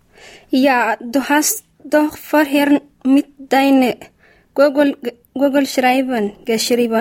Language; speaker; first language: German; non-native, learner; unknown